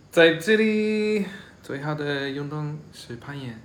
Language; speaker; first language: Chinese; non-native, learner; English